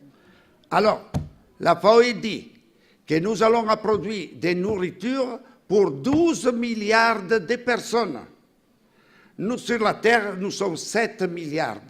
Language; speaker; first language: French; non-native, fluent; Italian